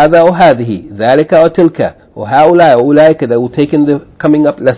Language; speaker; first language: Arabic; non-native, fluent; English